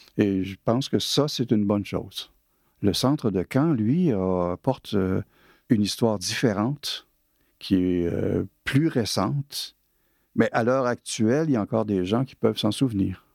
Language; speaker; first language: French; native; French